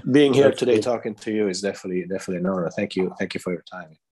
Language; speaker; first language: English; non-native, fluent; Italian